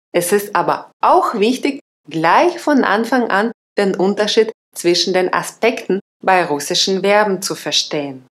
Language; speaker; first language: German; non-native, fluent; Russian